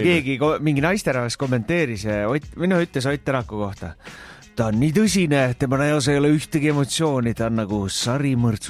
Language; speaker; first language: Estonian; native; Estonian